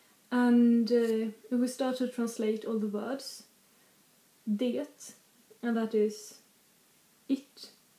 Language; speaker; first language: English; non-native, fluent; Swedish